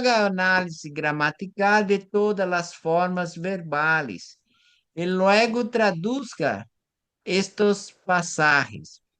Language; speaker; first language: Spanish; non-native, learner; Portuguese